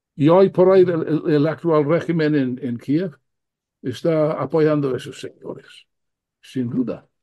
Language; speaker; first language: Spanish; non-native, fluent; English